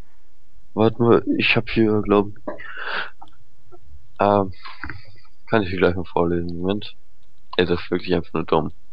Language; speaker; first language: German; native; German